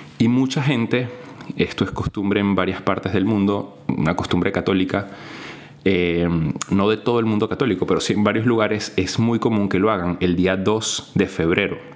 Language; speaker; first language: Spanish; native; Spanish